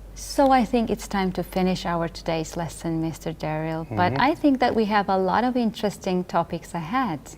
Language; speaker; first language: English; non-native, fluent; Georgian